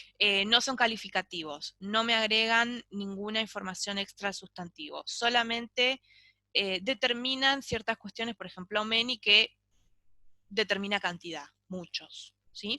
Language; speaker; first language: Spanish; native; Spanish